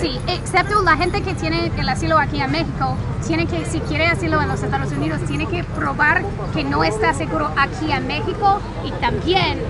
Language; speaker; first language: Spanish; non-native, fluent; English